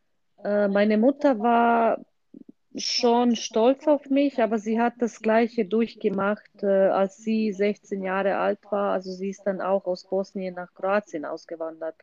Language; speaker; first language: German; non-native, fluent; Croatian